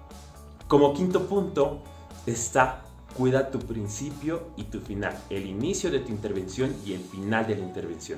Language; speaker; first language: Spanish; native; Spanish